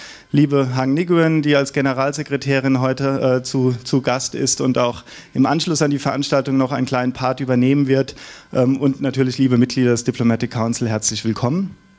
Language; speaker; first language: German; native; German